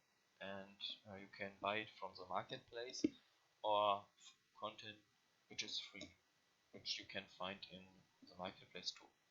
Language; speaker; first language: English; non-native, learner; German